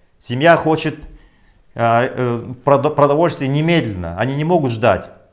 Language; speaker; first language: Russian; non-native, local second language; Kazakh